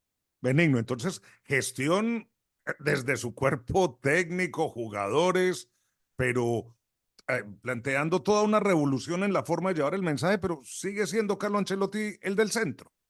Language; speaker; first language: Spanish; native; Spanish